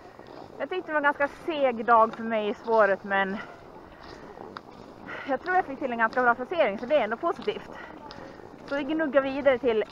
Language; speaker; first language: Swedish; native; Swedish